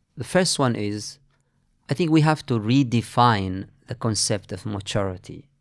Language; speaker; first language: English; non-native, fluent; Arabic